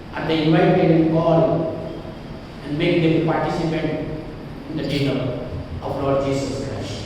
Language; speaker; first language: English; non-native, local second language; Gujarati